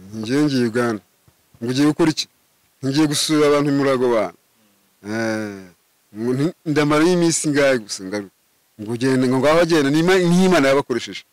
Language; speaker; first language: Kinyarwanda; native; Kinyarwanda